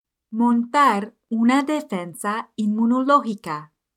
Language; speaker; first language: Spanish; non-native, fluent; English